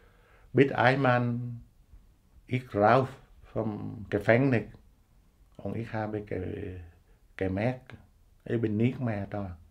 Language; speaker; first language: German; non-native, learner; Vietnamese